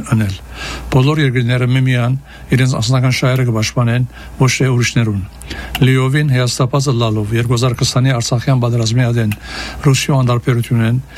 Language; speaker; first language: Armenian; early bilingual, heritage; Armenian